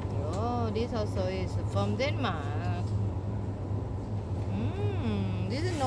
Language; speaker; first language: English; non-native, learner; Thai